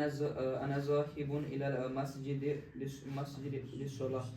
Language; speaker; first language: Arabic; non-native, learner; Kashmiri